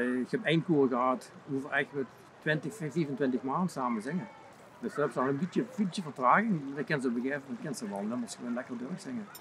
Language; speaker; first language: Dutch; native; Dutch